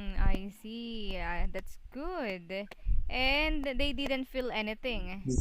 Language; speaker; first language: English; non-native, local second language; Filipino